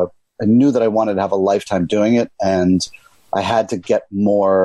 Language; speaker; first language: English; native; English